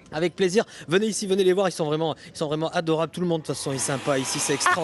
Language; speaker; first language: French; native; French